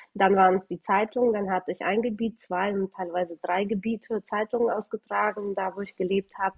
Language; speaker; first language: German; early bilingual, other home language; Russian